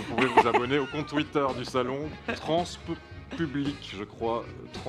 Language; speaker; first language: French; native; French